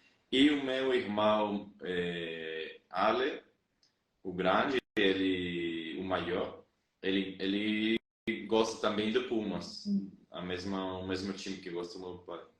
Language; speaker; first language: Portuguese; non-native, fluent; Spanish